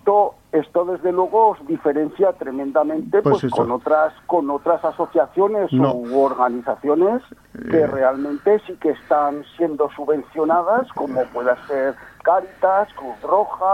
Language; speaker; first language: Spanish; native; Spanish